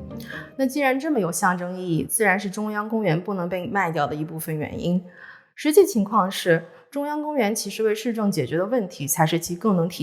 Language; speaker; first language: Chinese; native; Chinese